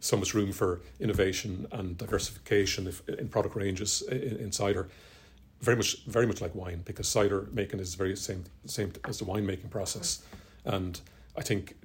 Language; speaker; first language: English; native; English